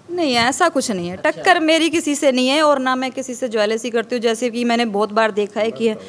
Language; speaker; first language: Hindi; native; Hindi